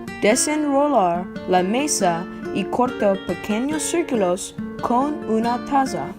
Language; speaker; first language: Spanish; non-native, learner; English